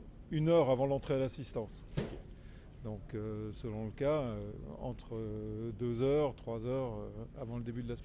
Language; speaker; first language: French; native; French